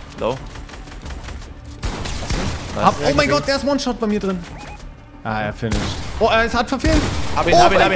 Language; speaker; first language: German; native; German